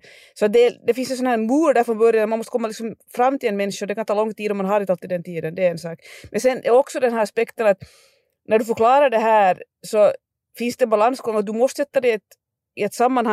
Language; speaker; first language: Swedish; native; Swedish